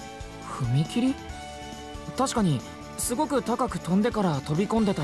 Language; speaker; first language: Japanese; native; Japanese